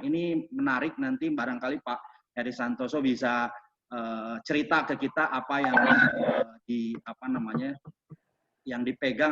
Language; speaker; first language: Indonesian; native; Indonesian